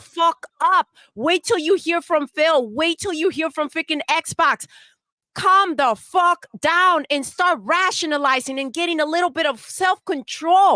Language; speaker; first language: English; native; English